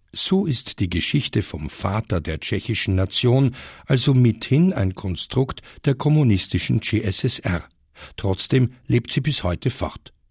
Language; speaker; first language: German; native; German